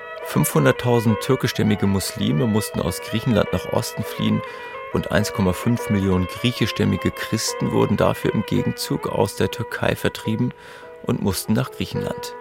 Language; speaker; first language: German; native; German